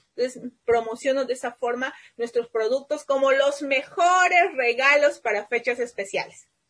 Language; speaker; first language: Spanish; native; Spanish